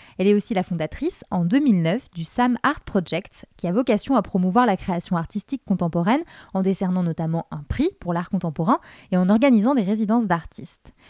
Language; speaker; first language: French; native; French